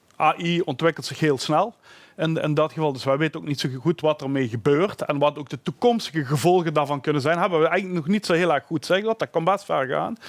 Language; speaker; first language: Dutch; native; Dutch